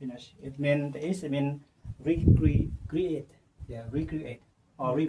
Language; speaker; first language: English; non-native, local second language; Khmer